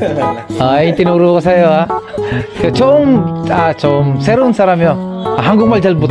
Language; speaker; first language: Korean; non-native, learner; Filipino